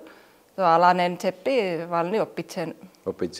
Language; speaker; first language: Telugu; non-native, fluent; Finnish